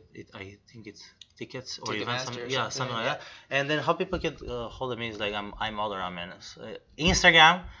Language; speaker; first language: English; non-native, fluent; Romanian